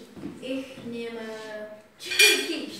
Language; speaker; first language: German; non-native, learner; English